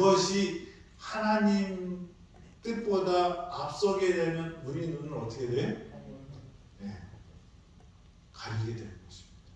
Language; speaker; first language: Korean; native; Korean